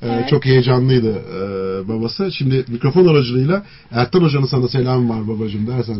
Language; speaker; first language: Turkish; native; Turkish